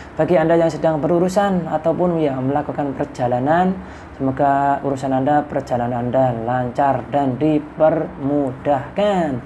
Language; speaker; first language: Indonesian; native; Indonesian